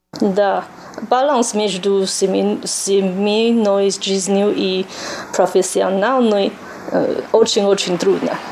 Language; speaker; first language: Russian; non-native, learner; Chinese